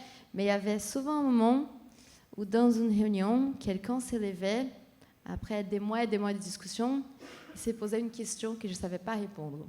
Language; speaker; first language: French; non-native, fluent; Portuguese